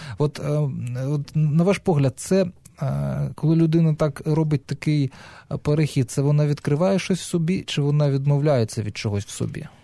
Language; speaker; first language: Ukrainian; non-native, local second language; Russian